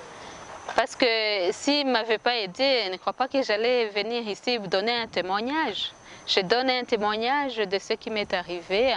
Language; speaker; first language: French; non-native, local second language; Kinyarwanda